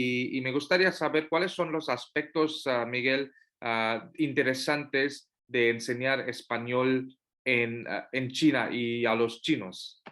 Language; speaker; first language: Spanish; non-native, fluent; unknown